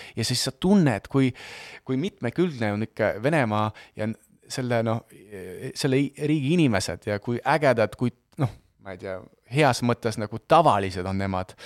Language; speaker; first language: Estonian; non-native, local second language; Russian